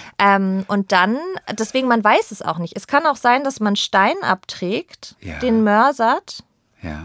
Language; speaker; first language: German; native; German